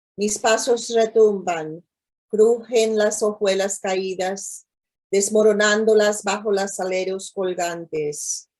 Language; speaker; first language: Spanish; early bilingual, other home language; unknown